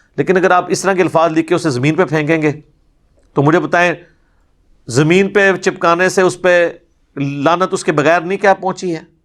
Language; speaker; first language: Urdu; non-native, local second language; Punjabi